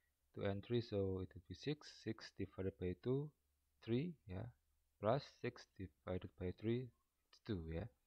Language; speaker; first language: English; non-native, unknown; Indonesian